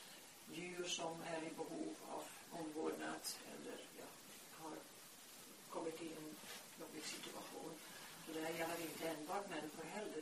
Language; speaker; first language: Swedish; non-native, fluent; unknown